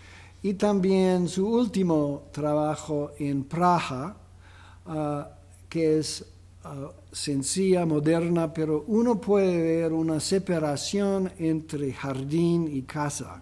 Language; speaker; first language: Spanish; non-native, fluent; English